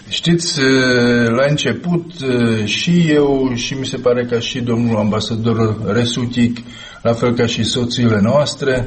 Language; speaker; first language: Romanian; non-native, fluent; Czech